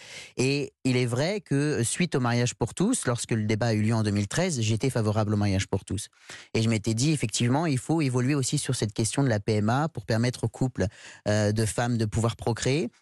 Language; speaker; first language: French; native; French